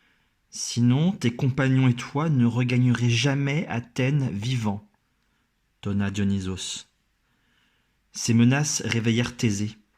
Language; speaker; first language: French; native; French